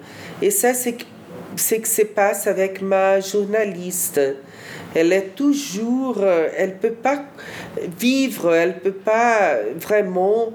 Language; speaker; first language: French; non-native, fluent; Portuguese